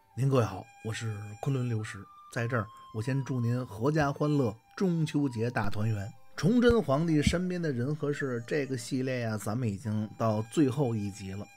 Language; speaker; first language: Chinese; native; Chinese